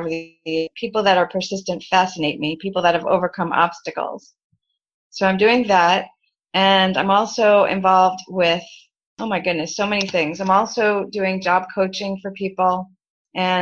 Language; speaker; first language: English; native; English